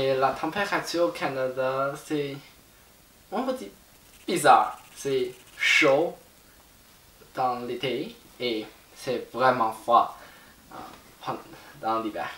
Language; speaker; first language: French; non-native, learner; Chinese